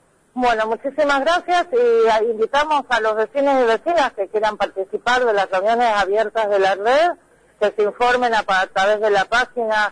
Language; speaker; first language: Spanish; native; Spanish